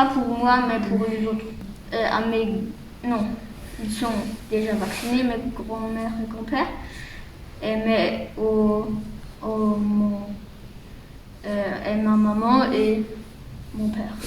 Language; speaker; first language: French; early bilingual, heritage; French